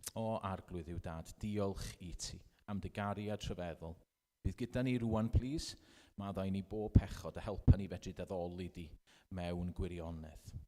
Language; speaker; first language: Welsh; native; Welsh